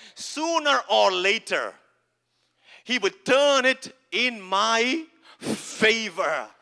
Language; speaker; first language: English; non-native, local second language; Malayalam